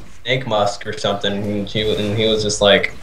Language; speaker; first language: English; native; English